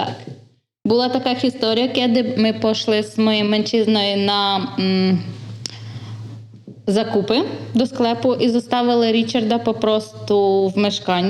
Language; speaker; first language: Polish; non-native, learner; Ukrainian